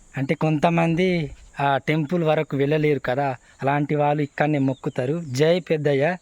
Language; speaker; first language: Telugu; non-native, local second language; Gondi